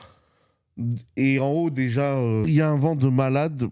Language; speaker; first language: French; native; French